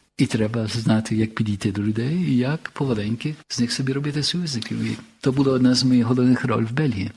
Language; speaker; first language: Ukrainian; early bilingual, heritage; Ukrainian